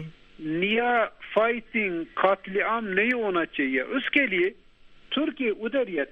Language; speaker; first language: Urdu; non-native, learner; Turkish